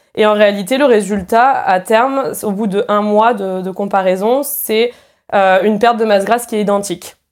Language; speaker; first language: French; native; French